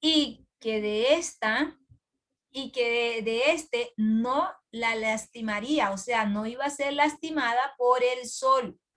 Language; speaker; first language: Spanish; native; Spanish